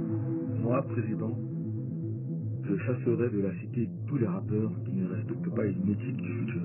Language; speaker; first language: French; native; French